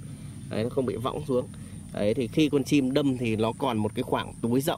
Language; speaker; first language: Vietnamese; native; Vietnamese